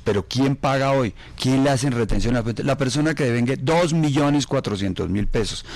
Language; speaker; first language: Spanish; native; Spanish